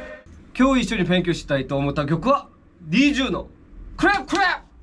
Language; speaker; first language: Japanese; non-native, fluent; Korean